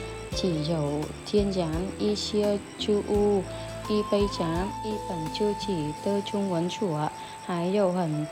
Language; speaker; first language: Chinese; non-native, learner; Vietnamese